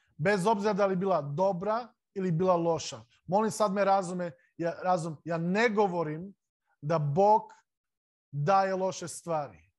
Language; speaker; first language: Serbian; non-native, local second language; Slovak